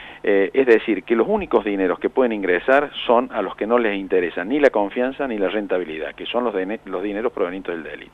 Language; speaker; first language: Spanish; native; Spanish